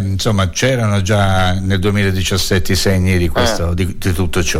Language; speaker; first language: Italian; native; Italian